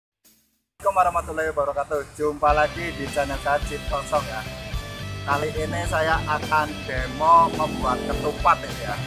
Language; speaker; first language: Indonesian; native; Indonesian